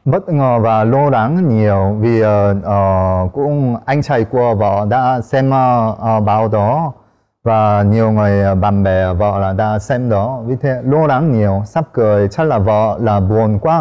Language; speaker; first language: Vietnamese; non-native, learner; Korean